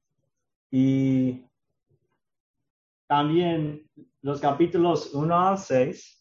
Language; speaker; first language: Spanish; non-native, learner; English